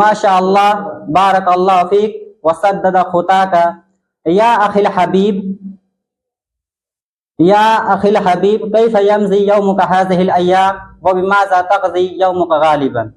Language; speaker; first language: Arabic; non-native, learner; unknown